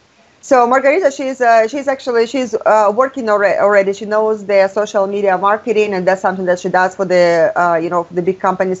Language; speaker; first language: English; non-native, fluent; Russian